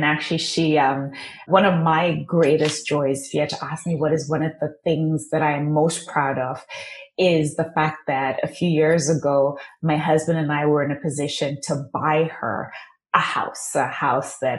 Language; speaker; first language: English; non-native, local second language; Shona